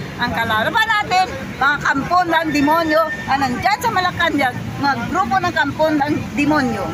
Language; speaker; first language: Filipino; non-native, local second language; Hiligaynon